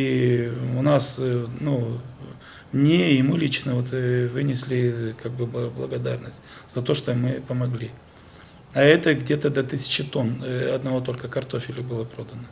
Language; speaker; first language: Russian; native; Russian